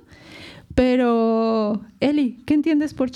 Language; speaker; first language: Spanish; native; Spanish